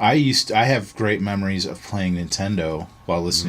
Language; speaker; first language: English; native; English